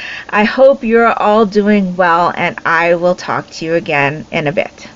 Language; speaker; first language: English; native; English